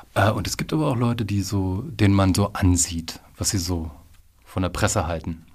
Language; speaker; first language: German; native; German